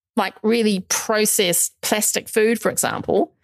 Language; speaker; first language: English; native; English